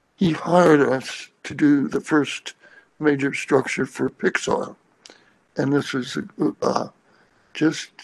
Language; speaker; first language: English; native; English